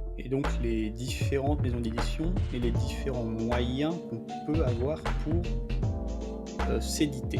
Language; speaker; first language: French; native; French